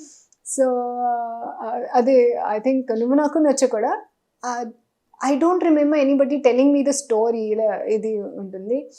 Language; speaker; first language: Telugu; non-native, learner; Hindi